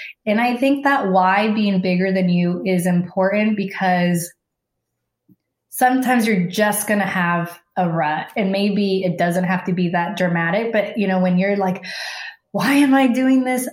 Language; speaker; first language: English; early bilingual, other home language; Spanish